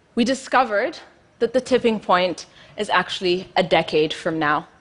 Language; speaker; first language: English; non-native, fluent; Amharic